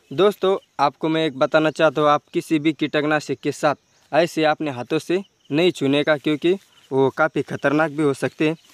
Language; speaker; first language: Hindi; non-native, local second language; Marathi